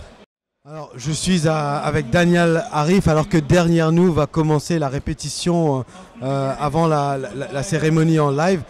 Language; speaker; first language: French; native; French